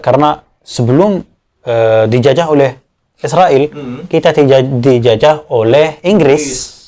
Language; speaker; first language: Indonesian; non-native, fluent; Arabic